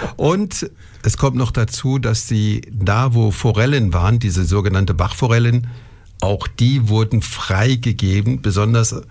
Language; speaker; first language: German; non-native, local second language; French